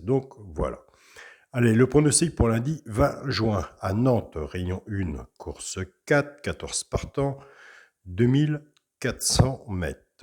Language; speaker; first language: French; native; French